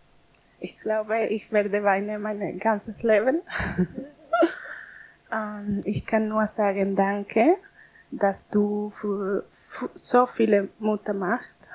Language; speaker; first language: German; non-native, learner; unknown